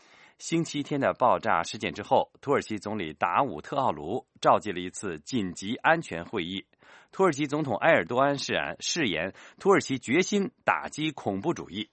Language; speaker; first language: Chinese; native; Chinese